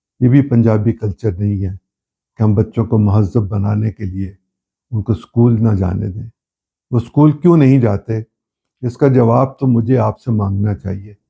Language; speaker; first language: Urdu; non-native, local second language; Punjabi